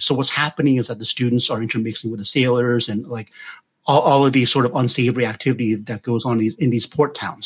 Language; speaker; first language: English; native; English